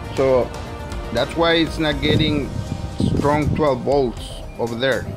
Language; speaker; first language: English; non-native, fluent; Spanish